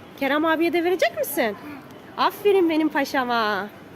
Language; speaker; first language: Turkish; native; Turkish